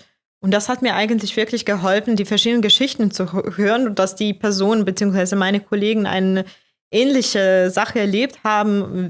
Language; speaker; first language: German; non-native, fluent; Croatian